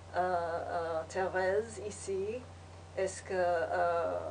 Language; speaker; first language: French; non-native, learner; English